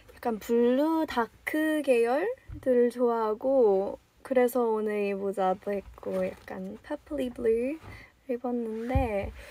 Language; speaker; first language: Korean; early bilingual, other home language; English